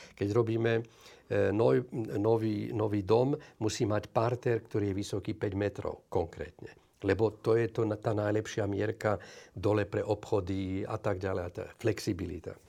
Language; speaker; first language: Slovak; native; Slovak